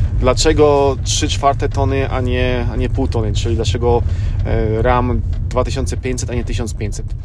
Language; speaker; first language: Polish; native; Polish